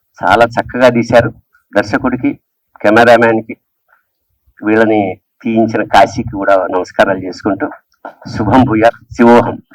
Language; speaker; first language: Telugu; native; Telugu